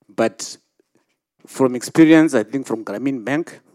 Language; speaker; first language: English; non-native, local second language; Shona